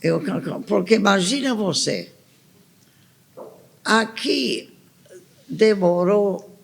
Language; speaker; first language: Portuguese; non-native, fluent; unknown